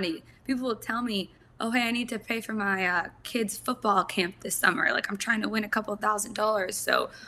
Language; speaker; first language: English; native; English